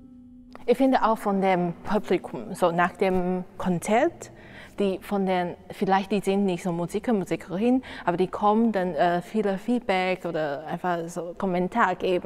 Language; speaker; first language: German; non-native, learner; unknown